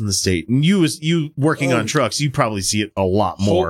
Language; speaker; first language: English; native; English